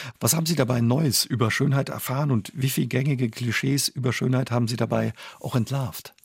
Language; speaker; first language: German; native; German